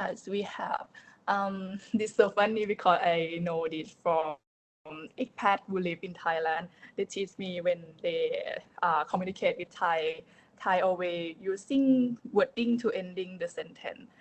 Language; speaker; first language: English; non-native, learner; Thai